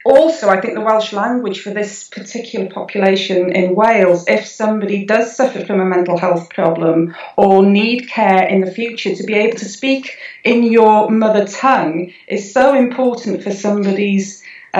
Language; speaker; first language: English; non-native, local second language; Welsh